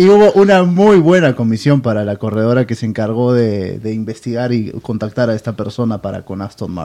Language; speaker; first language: Spanish; native; Spanish